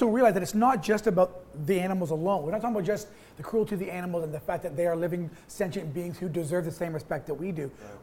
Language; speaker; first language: English; native; English